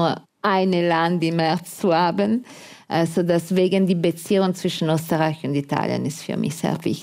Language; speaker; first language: German; non-native, fluent; Italian